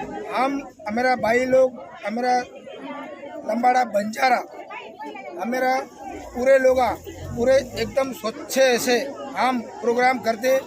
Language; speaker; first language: Hindi; non-native, local second language; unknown